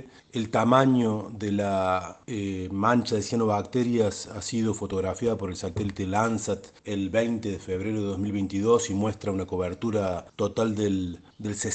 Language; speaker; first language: Spanish; native; Spanish